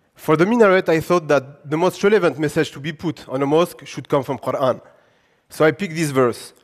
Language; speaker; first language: English; non-native, fluent; French